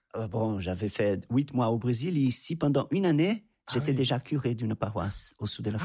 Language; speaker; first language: French; non-native, fluent; Portuguese